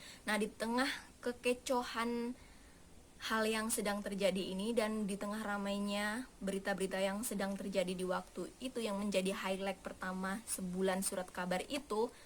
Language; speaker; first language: Indonesian; native; Indonesian